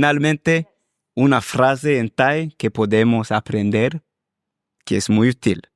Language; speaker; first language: Spanish; non-native, fluent; English